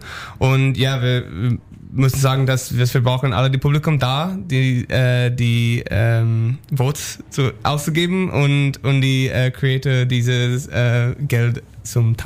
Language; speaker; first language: German; non-native, learner; English